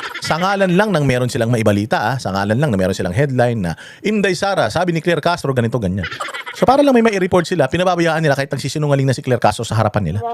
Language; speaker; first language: Filipino; native; Filipino